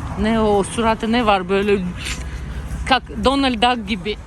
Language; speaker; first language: Turkish; non-native, learner; Russian